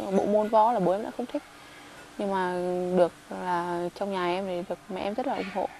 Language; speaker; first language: Vietnamese; non-native, local second language; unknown